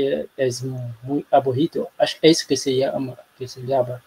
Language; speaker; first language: Spanish; non-native, learner; Portuguese